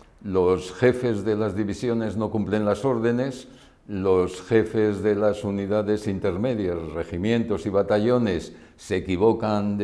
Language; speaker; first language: Spanish; native; Spanish